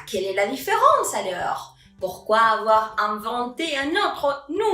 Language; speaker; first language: French; non-native, fluent; Spanish